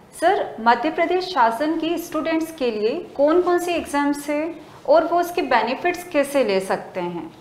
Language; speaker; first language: Hindi; native; Hindi